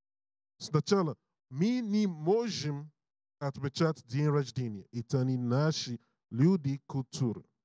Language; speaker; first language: Russian; non-native, learner; English